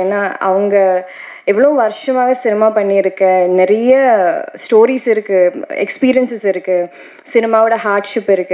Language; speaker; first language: Tamil; non-native, learner; Malayalam